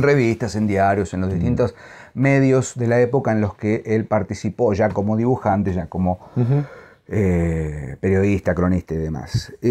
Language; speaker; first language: Spanish; native; Spanish